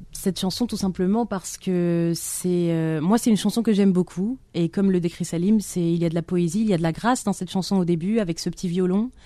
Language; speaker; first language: French; non-native, local second language; Arabic